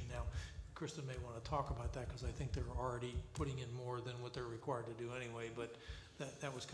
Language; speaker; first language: English; native; English